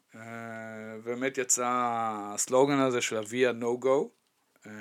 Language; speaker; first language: Hebrew; non-native, fluent; German